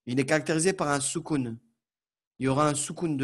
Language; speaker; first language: French; native; French